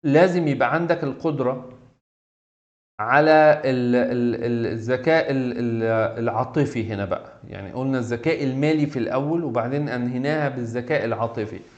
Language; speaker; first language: Arabic; native; Arabic